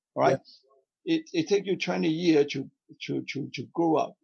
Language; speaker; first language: English; non-native, fluent; Vietnamese